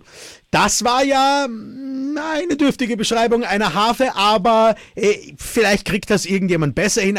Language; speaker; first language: German; native; German